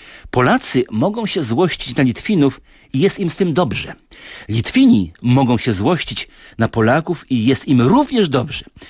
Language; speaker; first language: Polish; native; Polish